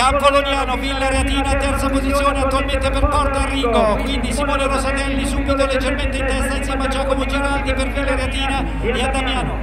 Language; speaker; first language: Italian; native; Italian